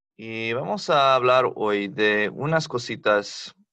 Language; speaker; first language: Spanish; non-native, fluent; English